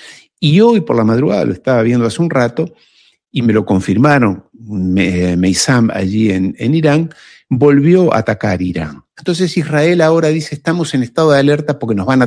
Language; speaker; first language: Spanish; native; Spanish